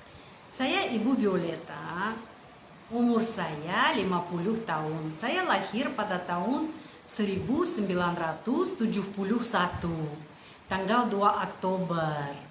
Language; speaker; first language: Indonesian; non-native, fluent; Russian